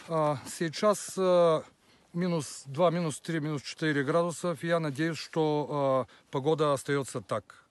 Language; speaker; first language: Russian; non-native, learner; Bulgarian